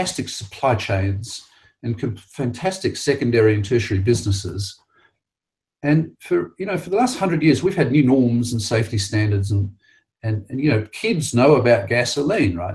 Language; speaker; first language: English; native; English